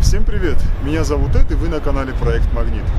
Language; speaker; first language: Russian; native; Russian